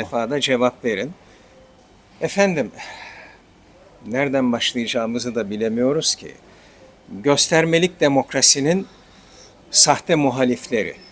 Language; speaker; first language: Turkish; native; Turkish